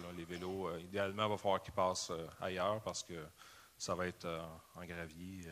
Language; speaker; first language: French; native; French